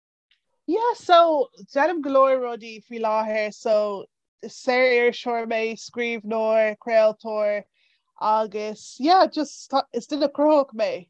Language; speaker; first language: Irish; non-native, local second language; English